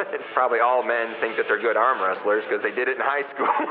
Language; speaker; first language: English; native; English